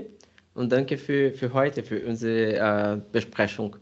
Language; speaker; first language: German; non-native, fluent; Portuguese